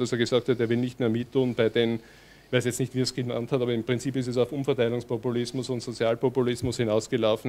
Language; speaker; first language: German; native; German